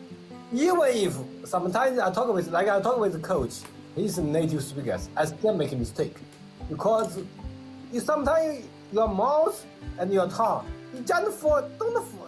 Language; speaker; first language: English; non-native, learner; Vietnamese